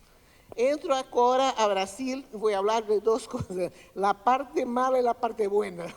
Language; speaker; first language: Spanish; non-native, fluent; Portuguese